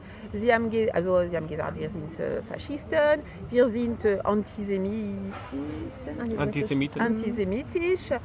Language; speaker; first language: German; non-native, fluent; French